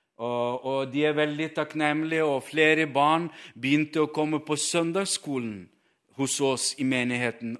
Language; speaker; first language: Norwegian; non-native, fluent; Ukrainian